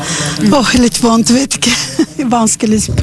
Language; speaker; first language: Norwegian; non-native, learner; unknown